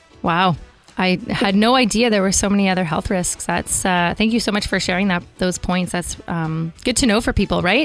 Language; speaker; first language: English; early bilingual, other home language; Italian